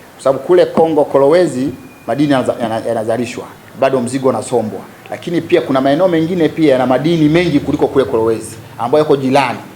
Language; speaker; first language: Swahili; native; Swahili